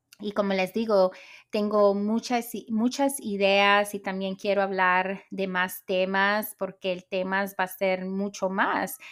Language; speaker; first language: Spanish; early bilingual, heritage; Spanish